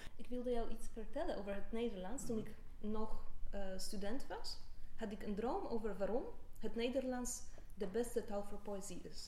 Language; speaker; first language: Dutch; non-native, fluent; Polish